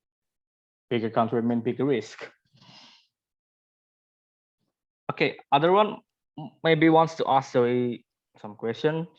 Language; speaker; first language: English; non-native, learner; Indonesian